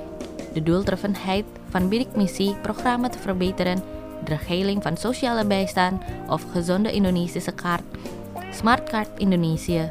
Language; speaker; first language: Dutch; non-native, fluent; Indonesian